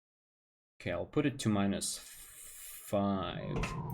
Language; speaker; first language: English; non-native, fluent; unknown